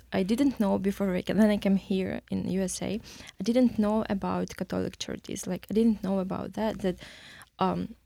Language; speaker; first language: English; non-native, learner; Ukrainian